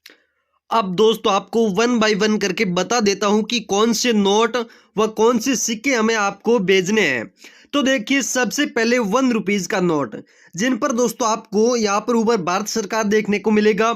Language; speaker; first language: Hindi; native; Hindi